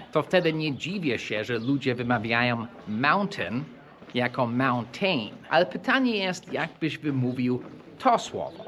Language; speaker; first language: Polish; non-native, fluent; English